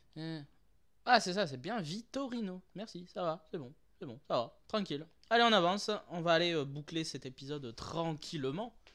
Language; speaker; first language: French; native; French